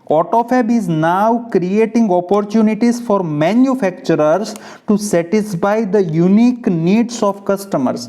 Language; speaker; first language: English; non-native, local second language; Gujarati